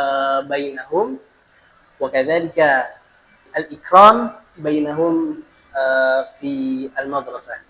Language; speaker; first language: Arabic; non-native, fluent; Indonesian